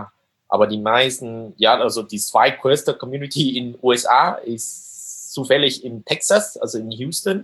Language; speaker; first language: German; non-native, fluent; Vietnamese